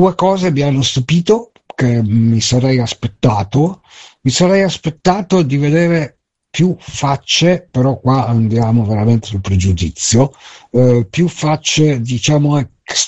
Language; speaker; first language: Italian; native; Italian